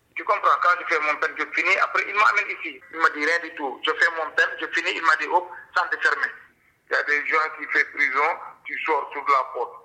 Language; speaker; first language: French; non-native, local second language; Wolof